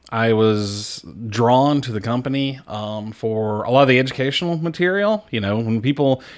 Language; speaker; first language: English; native; English